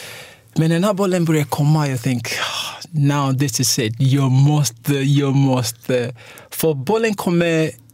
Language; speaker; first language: Swedish; non-native, fluent; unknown